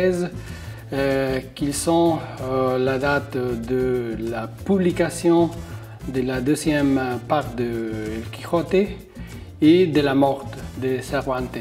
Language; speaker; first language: French; non-native, fluent; Spanish